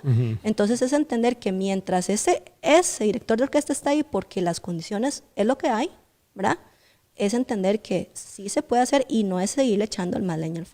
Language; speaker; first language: Spanish; native; Spanish